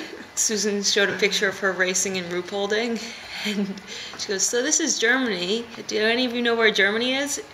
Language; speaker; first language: English; native; English